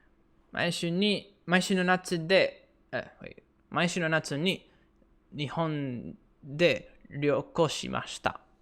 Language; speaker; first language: Japanese; non-native, learner; English